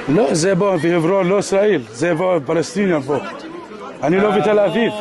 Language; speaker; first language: Hebrew; non-native, learner; Arabic